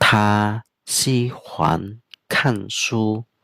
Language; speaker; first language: Chinese; non-native, fluent; Khmer